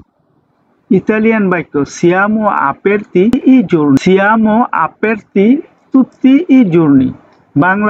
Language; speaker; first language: Italian; non-native, fluent; Bangla